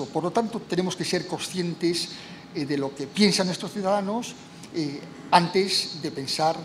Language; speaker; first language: Spanish; native; Spanish